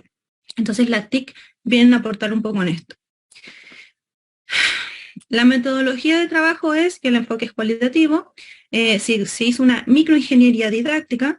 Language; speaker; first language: Spanish; native; Spanish